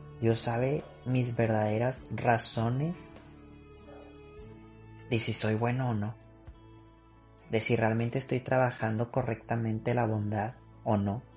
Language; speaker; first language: Spanish; native; Spanish